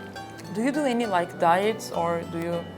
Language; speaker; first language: English; non-native, fluent; Turkish